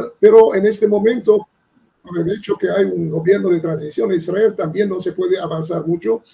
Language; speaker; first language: Spanish; non-native, fluent; Italian